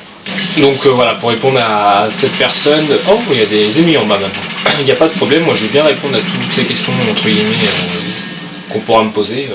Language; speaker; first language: French; native; French